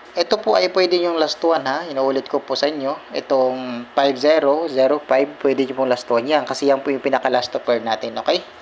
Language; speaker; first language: Filipino; non-native, local second language; Cebuano